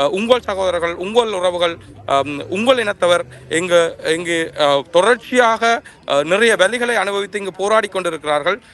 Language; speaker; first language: Tamil; native; Tamil